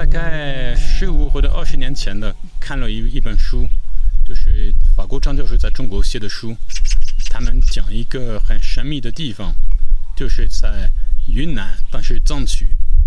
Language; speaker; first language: Chinese; non-native, fluent; French